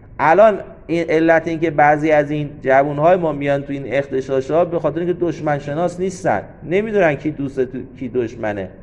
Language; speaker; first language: Persian; native; Persian